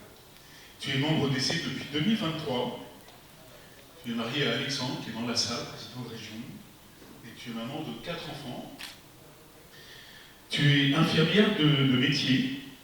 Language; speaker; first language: French; native; French